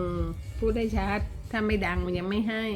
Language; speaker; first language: Thai; native; Thai